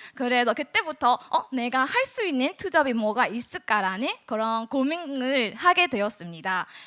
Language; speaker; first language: Korean; non-native, fluent; Burmese